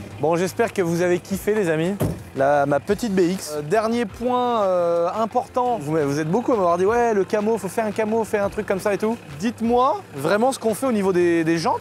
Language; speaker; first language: French; native; French